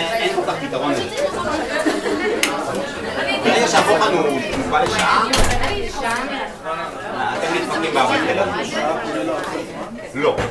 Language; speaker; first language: Hebrew; native; Hebrew